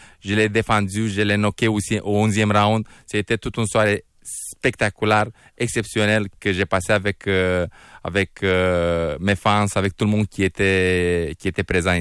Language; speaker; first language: French; non-native, fluent; Romanian